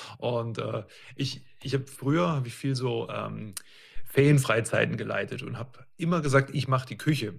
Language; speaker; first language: German; native; German